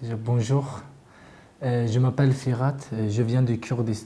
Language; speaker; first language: French; non-native, learner; Kurdish